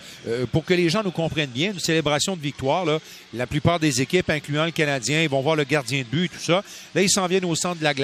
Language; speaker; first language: French; native; French